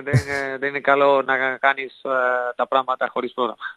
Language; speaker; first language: Greek; non-native, fluent; Spanish